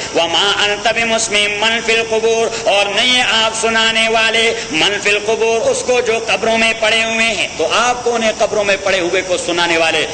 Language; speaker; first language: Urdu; non-native, local second language; Pashto